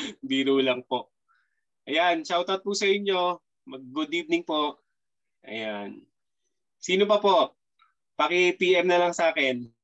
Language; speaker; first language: Filipino; native; Filipino